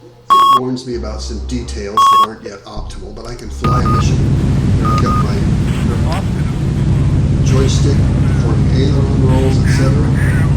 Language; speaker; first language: English; native; English